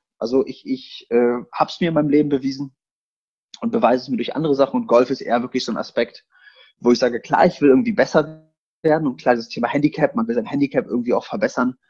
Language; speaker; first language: German; early bilingual, other home language; Polish